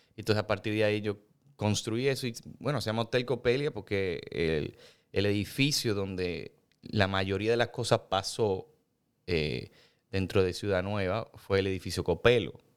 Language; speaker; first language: Spanish; native; Spanish